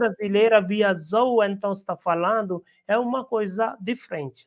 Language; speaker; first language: Portuguese; non-native, learner; Hindi